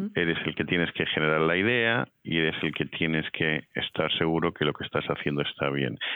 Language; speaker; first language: Spanish; native; Spanish